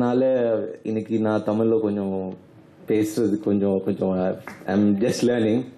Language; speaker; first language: Tamil; non-native, learner; Telugu